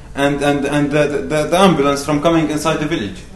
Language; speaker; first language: English; non-native, fluent; Arabic